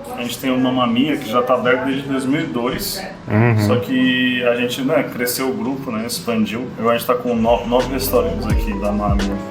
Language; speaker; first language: Portuguese; early bilingual, other home language; Spanish